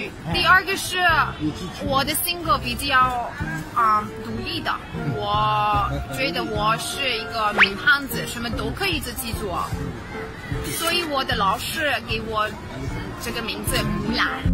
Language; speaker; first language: Chinese; non-native, fluent; Hungarian